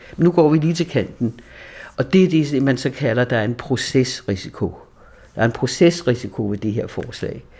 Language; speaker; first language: Danish; native; Danish